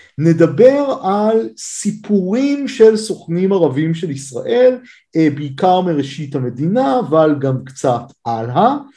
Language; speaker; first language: Hebrew; native; Hebrew